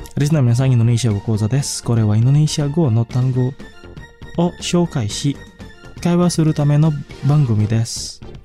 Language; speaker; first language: Japanese; non-native, fluent; Indonesian